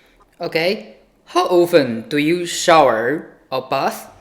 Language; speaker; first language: English; non-native, learner; Chinese